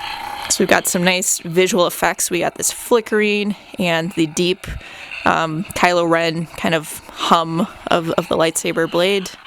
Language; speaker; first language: English; native; English